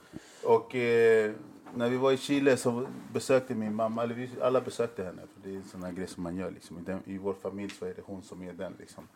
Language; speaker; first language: Swedish; early bilingual, other home language; Spanish